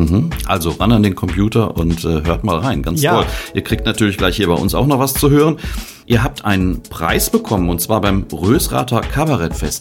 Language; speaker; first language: German; native; German